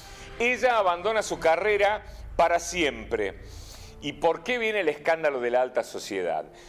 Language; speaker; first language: Spanish; native; Spanish